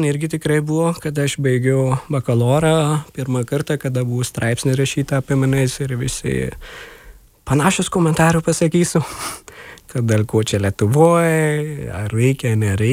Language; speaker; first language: Lithuanian; non-native, fluent; Urdu